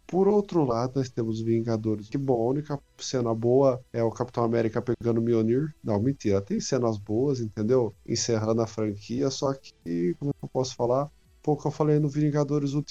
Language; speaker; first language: Portuguese; native; Portuguese